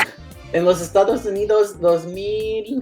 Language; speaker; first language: Spanish; early bilingual, heritage; Spanish